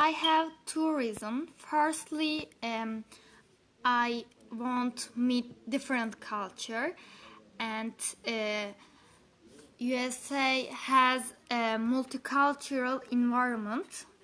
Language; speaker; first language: English; non-native, learner; Turkish